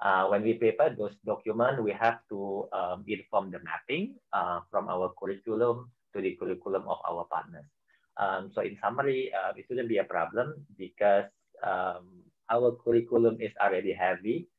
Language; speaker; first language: English; non-native, fluent; Indonesian